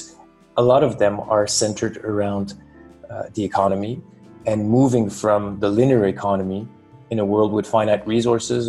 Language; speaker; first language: English; non-native, fluent; French